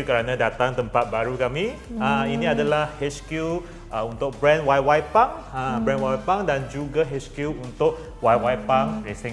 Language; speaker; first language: Malay; native; Malay